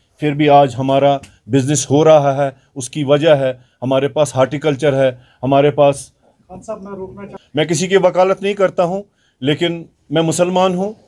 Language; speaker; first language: Hindi; non-native, local second language; Kashmiri